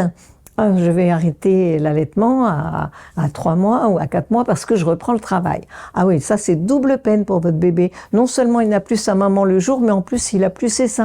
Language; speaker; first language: French; native; French